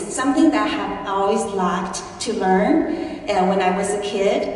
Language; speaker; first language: English; early bilingual, other home language; Chinese